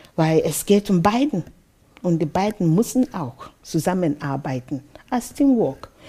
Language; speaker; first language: German; non-native, fluent; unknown